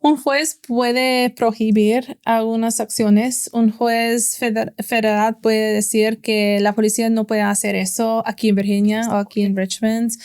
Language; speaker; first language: Spanish; non-native, fluent; English